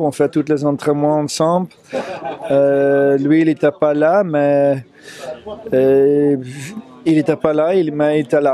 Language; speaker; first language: French; non-native, fluent; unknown